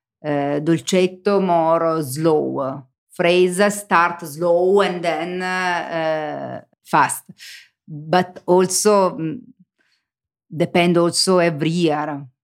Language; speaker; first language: English; non-native, learner; Italian